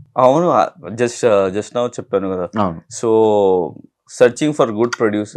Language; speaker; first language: Telugu; non-native, learner; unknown